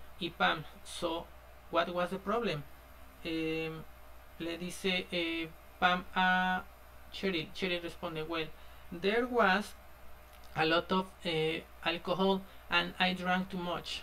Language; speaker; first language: English; non-native, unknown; Spanish